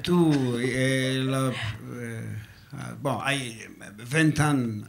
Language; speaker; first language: French; non-native, learner; Basque